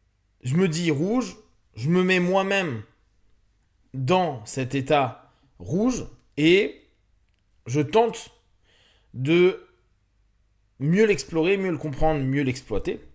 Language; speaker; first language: French; native; French